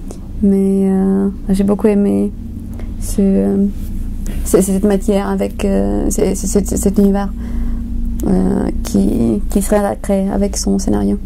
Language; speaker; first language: French; non-native, fluent; Romanian